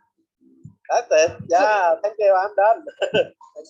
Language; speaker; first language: English; non-native, learner; Vietnamese